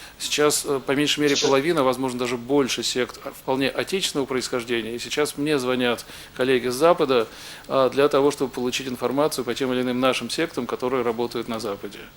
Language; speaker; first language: Russian; native; Russian